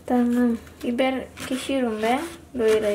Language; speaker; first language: Turkish; non-native, learner; Indonesian